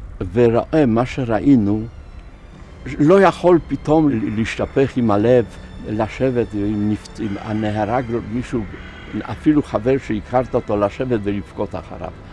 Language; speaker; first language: Hebrew; non-native, fluent; Polish